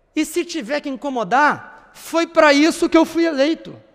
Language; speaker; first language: Portuguese; native; Portuguese